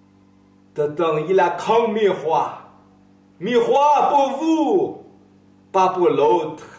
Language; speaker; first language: French; non-native, learner; Chinese